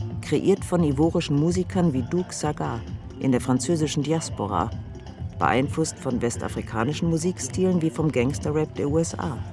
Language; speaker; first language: German; native; German